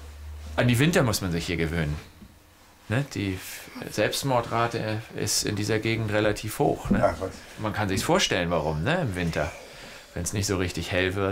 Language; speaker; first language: German; native; German